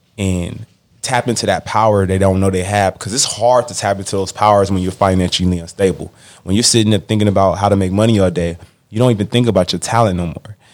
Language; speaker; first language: English; native; English